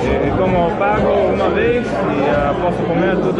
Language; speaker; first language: Portuguese; non-native, fluent; English